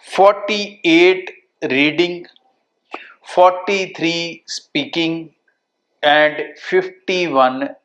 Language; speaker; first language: Hindi; non-native, local second language; Punjabi